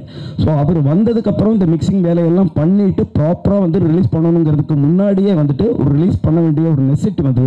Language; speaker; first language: Tamil; native; Tamil